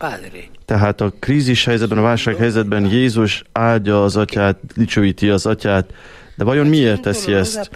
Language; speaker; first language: Hungarian; native; Hungarian